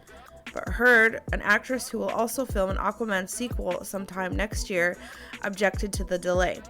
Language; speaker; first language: English; native; English